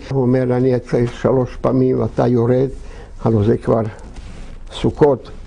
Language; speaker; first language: Hebrew; non-native, fluent; Yiddish